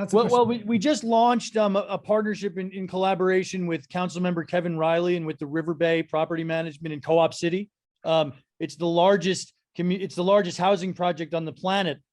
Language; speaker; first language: English; native; English